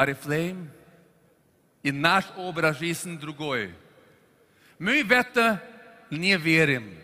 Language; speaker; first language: Russian; non-native, fluent; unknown